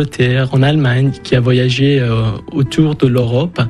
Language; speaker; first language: French; non-native, fluent; Persian